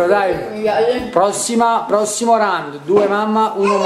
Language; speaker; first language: Italian; native; Italian